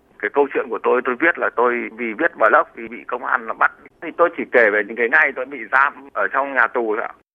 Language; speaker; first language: Vietnamese; native; Vietnamese